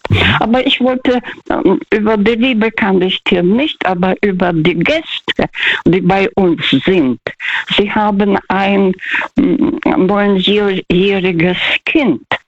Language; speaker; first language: German; non-native, fluent; Russian